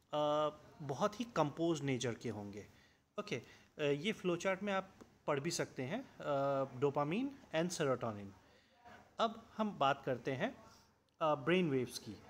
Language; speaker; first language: Hindi; non-native, local second language; Assamese